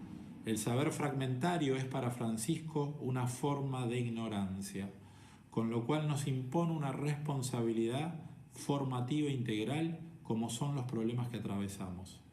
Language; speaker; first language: Spanish; native; Spanish